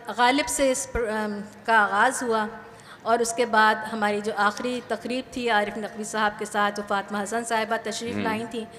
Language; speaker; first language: Urdu; native; Urdu